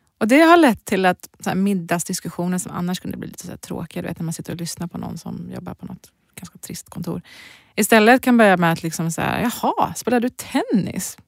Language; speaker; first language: Swedish; early bilingual, other home language; Persian